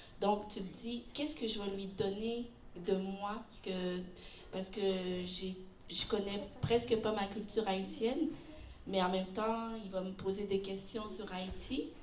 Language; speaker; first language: French; native; French